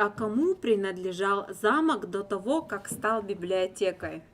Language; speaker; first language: Russian; native; Russian